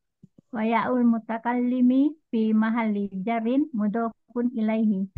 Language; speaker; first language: Arabic; non-native, learner; Indonesian